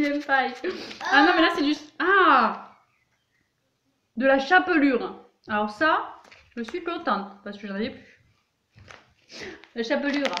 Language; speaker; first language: French; native; French